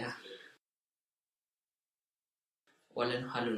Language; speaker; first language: Finnish; non-native, learner; English